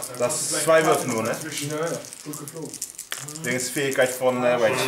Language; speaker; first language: German; native; German